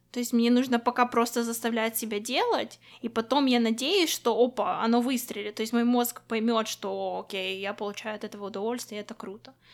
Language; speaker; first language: Russian; non-native, local second language; Ukrainian